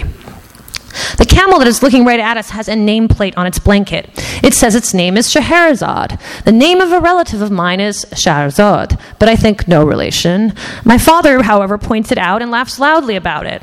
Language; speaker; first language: English; early bilingual, other home language; Persian